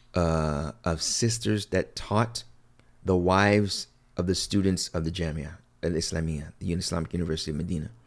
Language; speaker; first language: English; early bilingual, other home language; Akan